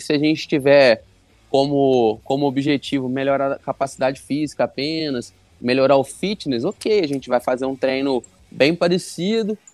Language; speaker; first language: Portuguese; native; Portuguese